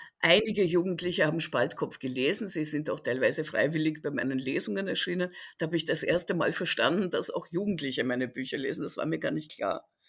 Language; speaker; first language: German; early bilingual, other home language; Russian